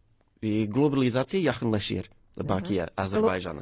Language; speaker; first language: Azerbaijani; non-native, learner; English